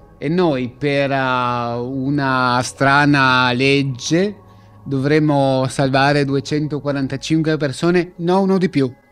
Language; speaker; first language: Italian; native; Italian